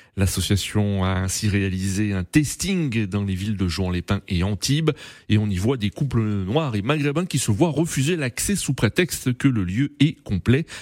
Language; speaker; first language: French; native; French